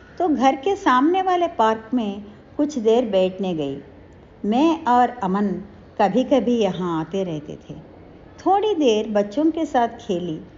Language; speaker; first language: Hindi; non-native, local second language; Telugu